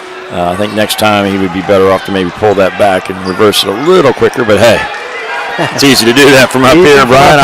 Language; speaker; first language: English; native; English